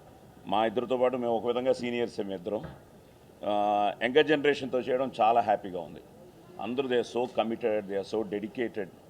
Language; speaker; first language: Telugu; native; Telugu